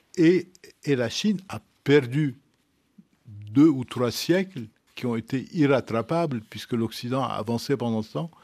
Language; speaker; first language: French; non-native, local second language; Arabic